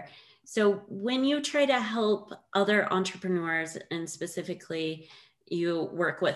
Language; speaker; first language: English; native; English